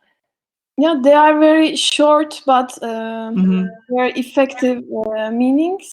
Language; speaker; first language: English; non-native, learner; Turkish